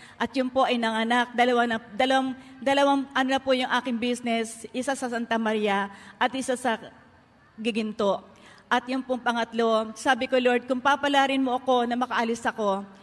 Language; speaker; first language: Filipino; native; Filipino